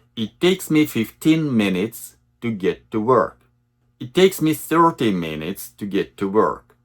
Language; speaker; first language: English; non-native, fluent; Russian